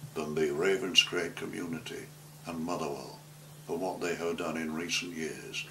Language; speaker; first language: English; native; English